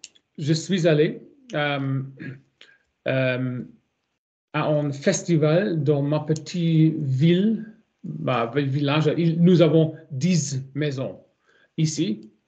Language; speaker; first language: French; non-native, learner; German